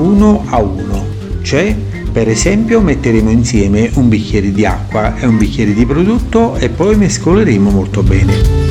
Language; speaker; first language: Italian; native; Italian